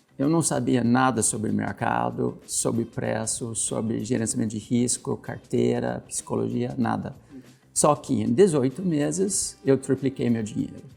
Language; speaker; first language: Portuguese; non-native, fluent; English